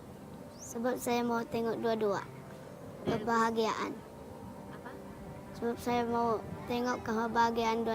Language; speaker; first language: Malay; early bilingual, other home language; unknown